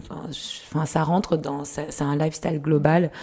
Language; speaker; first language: French; early bilingual, other home language; Kinyarwanda